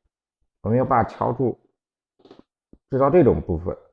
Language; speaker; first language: Chinese; native; Chinese